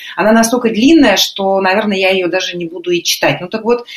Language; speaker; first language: Russian; native; Russian